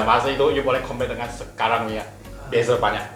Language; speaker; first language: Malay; non-native, local second language; Chinese